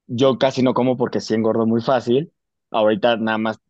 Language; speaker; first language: Spanish; native; Spanish